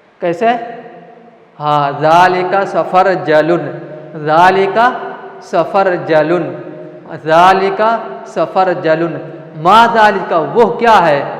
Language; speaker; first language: Urdu; non-native, local second language; Malayalam